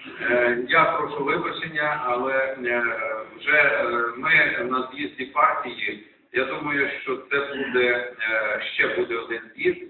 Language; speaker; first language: Ukrainian; native; Ukrainian